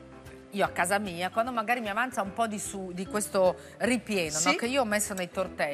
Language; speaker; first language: Italian; native; Italian